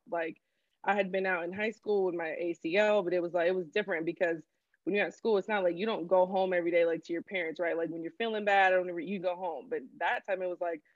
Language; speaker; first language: English; native; English